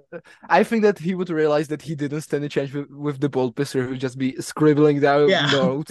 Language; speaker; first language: English; non-native, fluent; Czech